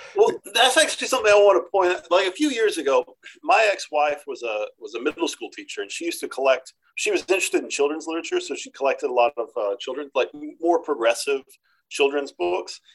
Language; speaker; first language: English; native; English